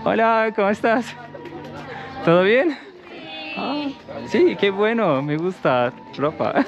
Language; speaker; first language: Spanish; non-native, learner; Turkish